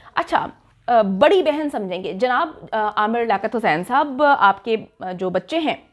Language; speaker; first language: Urdu; native; Urdu